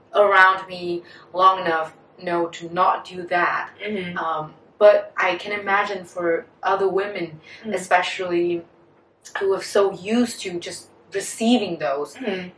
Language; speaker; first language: English; non-native, fluent; Vietnamese